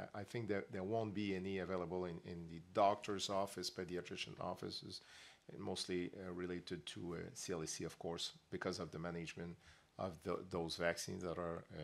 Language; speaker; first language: English; non-native, fluent; French